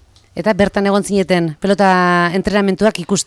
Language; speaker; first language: Basque; native; Basque